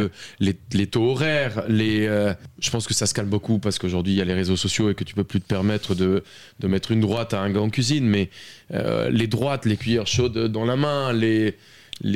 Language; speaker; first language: French; non-native, fluent; Spanish